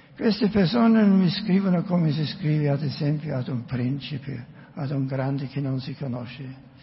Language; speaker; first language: Italian; non-native, fluent; German